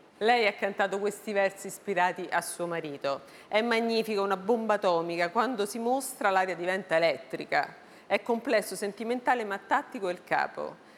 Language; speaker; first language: Italian; native; Italian